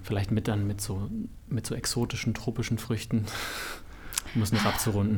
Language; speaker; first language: German; native; German